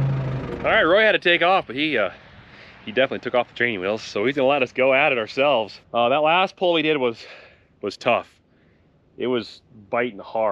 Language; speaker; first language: English; native; English